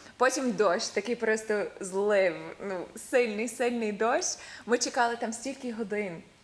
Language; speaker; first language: Ukrainian; non-native, fluent; English